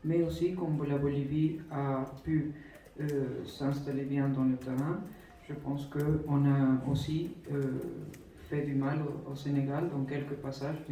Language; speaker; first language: French; non-native, fluent; Spanish